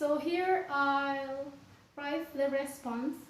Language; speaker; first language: English; non-native, fluent; Indonesian